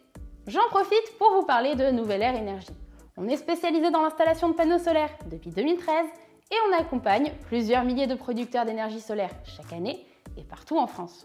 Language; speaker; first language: French; native; French